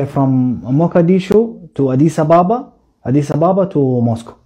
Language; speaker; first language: English; non-native, local second language; Somali